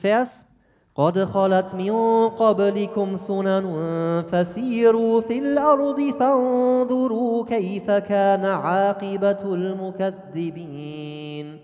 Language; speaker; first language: German; early bilingual, other home language; Urdu